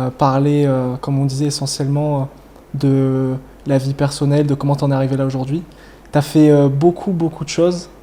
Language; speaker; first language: French; native; French